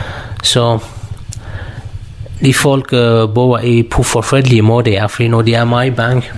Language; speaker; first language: Danish; non-native, learner; Kurdish